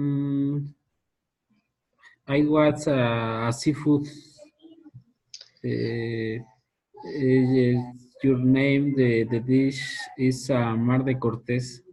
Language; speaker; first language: English; non-native, learner; Spanish